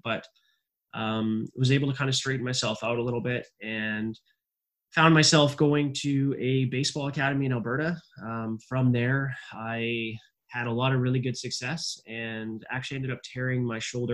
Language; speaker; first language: English; native; English